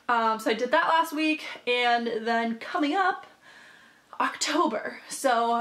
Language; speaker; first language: English; native; English